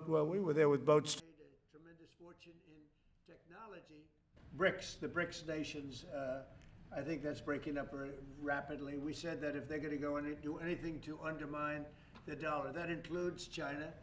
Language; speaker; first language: English; native; English